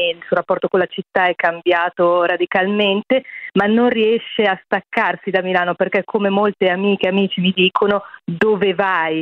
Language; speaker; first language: Italian; native; Italian